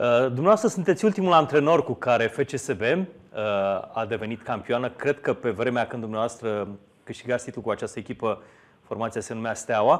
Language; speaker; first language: Romanian; native; Romanian